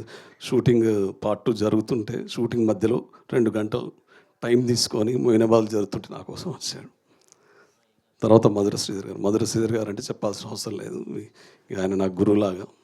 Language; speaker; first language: Telugu; native; Telugu